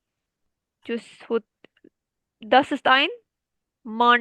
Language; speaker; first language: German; non-native, fluent; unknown